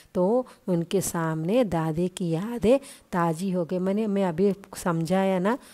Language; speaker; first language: Hindi; non-native, local second language; Telugu